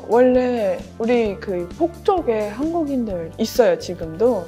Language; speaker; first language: Korean; non-native, fluent; Russian